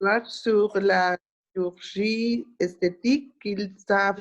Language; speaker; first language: French; non-native, learner; Spanish